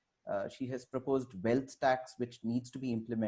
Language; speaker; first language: English; non-native, local second language; Hindi